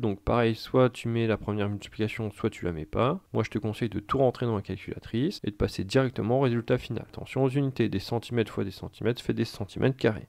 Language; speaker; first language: French; native; French